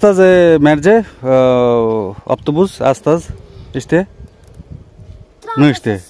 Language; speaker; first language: Romanian; non-native, learner; Bangla